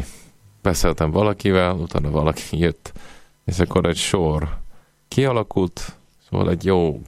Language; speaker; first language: Hungarian; non-native, fluent; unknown